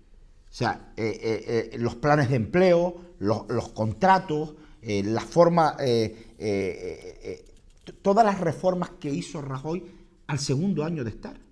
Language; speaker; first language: Spanish; native; Spanish